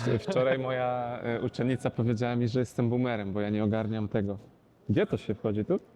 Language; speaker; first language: Polish; native; Polish